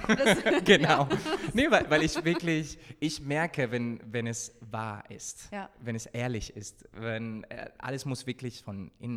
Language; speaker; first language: German; non-native, fluent; Spanish